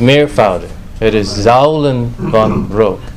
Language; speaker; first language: Dutch; non-native, fluent; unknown